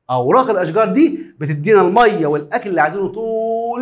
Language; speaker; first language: Arabic; native; Arabic